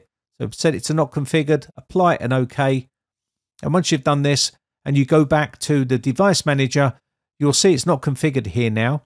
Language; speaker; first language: English; native; English